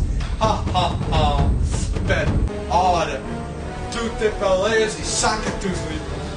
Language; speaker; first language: Spanish; non-native, learner; English